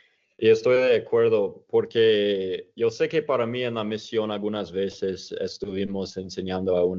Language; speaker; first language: Spanish; non-native, fluent; English